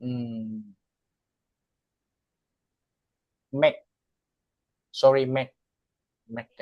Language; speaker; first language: English; non-native, learner; Vietnamese